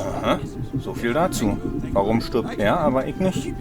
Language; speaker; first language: German; native; German